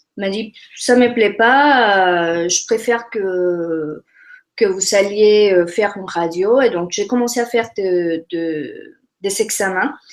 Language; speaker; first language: French; non-native, fluent; Spanish